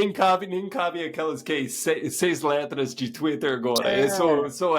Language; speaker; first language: Portuguese; non-native, fluent; English